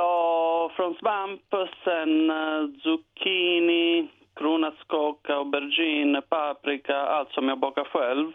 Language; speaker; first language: Swedish; non-native, learner; Italian